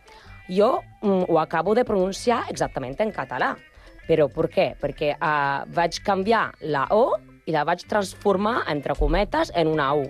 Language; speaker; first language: Catalan; non-native, learner; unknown